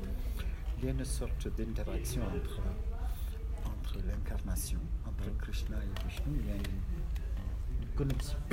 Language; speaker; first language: French; non-native, fluent; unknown